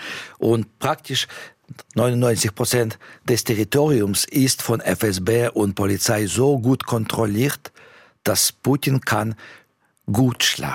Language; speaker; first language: German; non-native, fluent; Russian